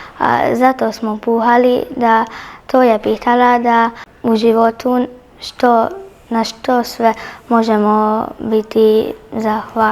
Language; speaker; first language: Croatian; non-native, local second language; Hungarian